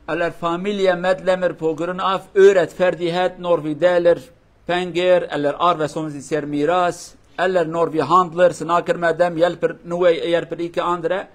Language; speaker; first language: Swedish; non-native, learner; Kurdish